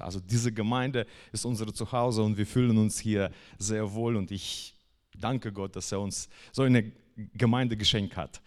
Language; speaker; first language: German; non-native, fluent; Russian